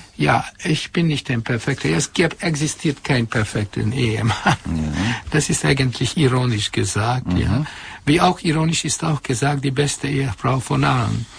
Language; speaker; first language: German; non-native, fluent; Hungarian